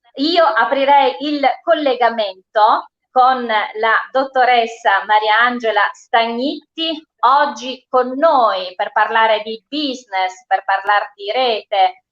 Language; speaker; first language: Italian; native; Italian